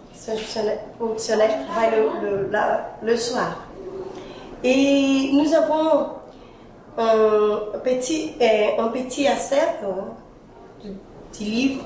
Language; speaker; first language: French; non-native, fluent; Portuguese